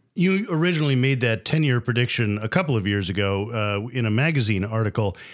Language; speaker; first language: English; native; English